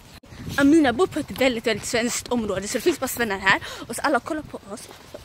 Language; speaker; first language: Swedish; early bilingual, other home language; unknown